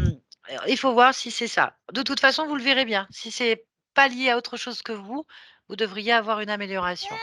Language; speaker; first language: French; native; French